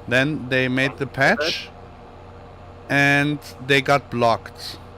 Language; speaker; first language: English; non-native, fluent; German